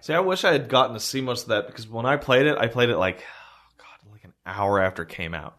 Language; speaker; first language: English; early bilingual, other home language; French